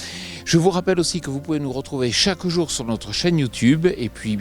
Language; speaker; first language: French; native; French